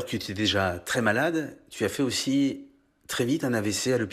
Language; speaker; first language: French; native; French